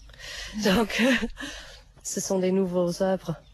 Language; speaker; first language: French; non-native, fluent; English